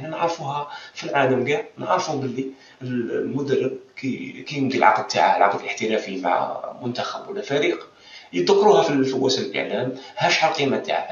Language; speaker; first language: Arabic; native; Arabic